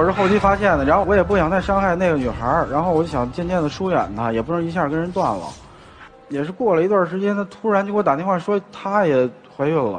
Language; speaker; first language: Chinese; native; Chinese